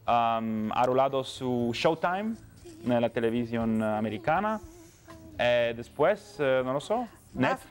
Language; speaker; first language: Spanish; non-native, learner; Romanian